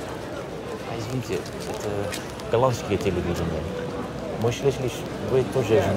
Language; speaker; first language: Ukrainian; non-native, learner; Dutch